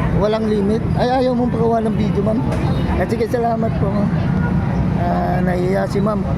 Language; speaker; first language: Filipino; non-native, local second language; Iloko